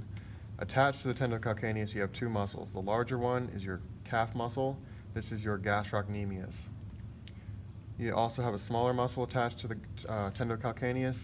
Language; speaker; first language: English; native; English